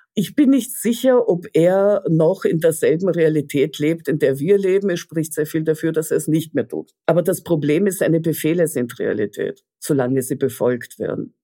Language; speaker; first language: German; early bilingual, other home language; Russian